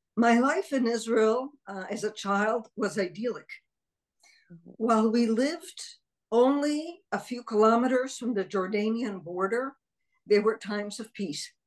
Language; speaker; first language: English; early bilingual, other home language; Hebrew